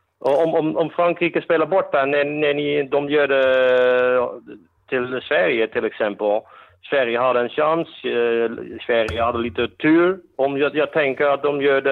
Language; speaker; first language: Swedish; non-native, fluent; Dutch